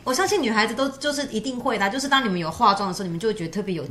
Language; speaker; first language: Chinese; native; Chinese